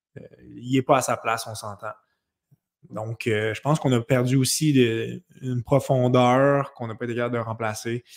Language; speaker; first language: French; native; French